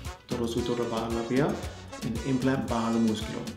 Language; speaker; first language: Spanish; non-native, learner; English